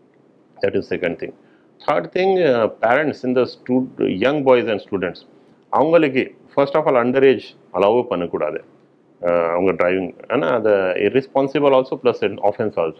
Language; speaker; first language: Tamil; non-native, fluent; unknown